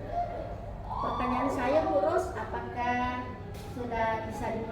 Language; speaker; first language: Indonesian; native; Indonesian